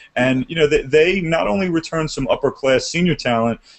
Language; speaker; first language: English; native; English